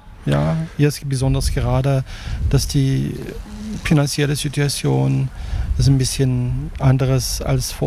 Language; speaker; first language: German; non-native, fluent; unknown